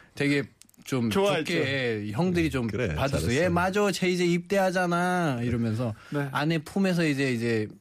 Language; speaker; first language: Korean; non-native, fluent; Nepali